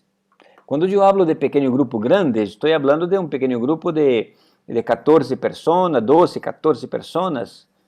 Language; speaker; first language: Spanish; non-native, fluent; Portuguese